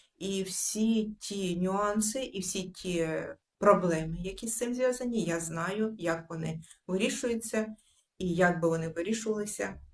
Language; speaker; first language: Ukrainian; native; Ukrainian